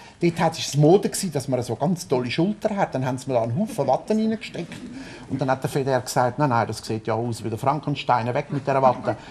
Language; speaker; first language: German; early bilingual, other home language; Italian